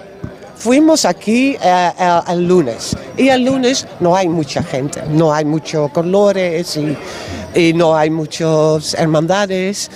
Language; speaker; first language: Spanish; non-native, learner; Dutch